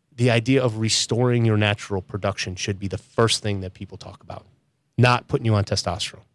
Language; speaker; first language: English; native; English